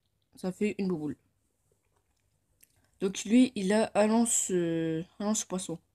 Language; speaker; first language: French; native; French